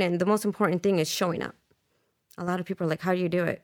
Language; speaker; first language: English; early bilingual, other home language; Spanish